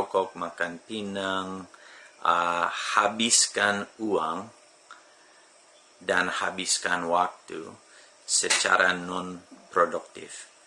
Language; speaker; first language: Indonesian; non-native, fluent; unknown